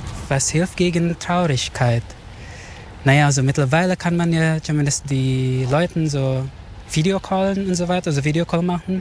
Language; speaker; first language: German; non-native, fluent; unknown